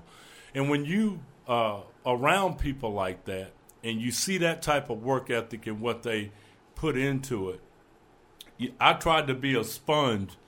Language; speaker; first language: English; native; English